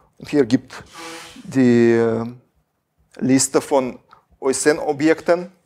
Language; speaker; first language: German; non-native, fluent; Russian